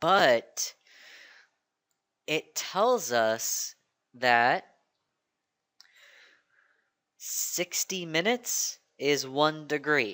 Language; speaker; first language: English; native; English